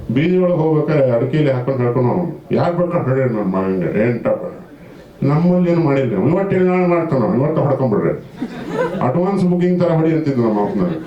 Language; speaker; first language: Kannada; native; Kannada